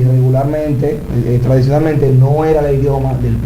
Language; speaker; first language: Spanish; native; Spanish